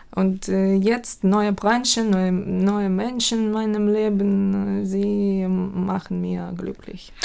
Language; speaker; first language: German; non-native, fluent; Ukrainian